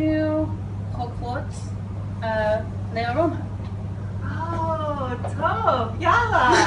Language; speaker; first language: Hebrew; non-native, learner; English